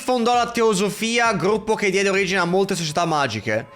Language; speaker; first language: Italian; native; Italian